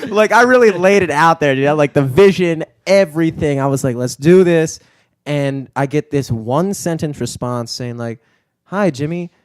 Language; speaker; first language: English; native; English